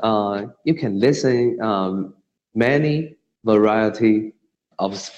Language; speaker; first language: English; non-native, learner; Chinese